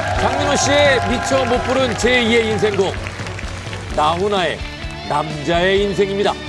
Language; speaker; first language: Korean; native; Korean